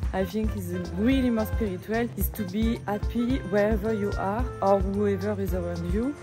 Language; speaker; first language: English; non-native, fluent; French